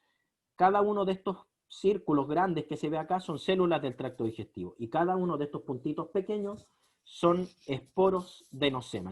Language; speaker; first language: Spanish; native; Spanish